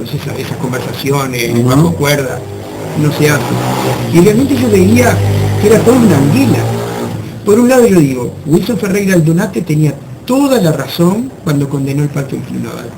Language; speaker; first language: Spanish; native; Spanish